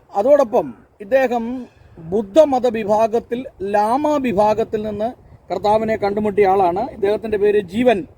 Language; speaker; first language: Malayalam; native; Malayalam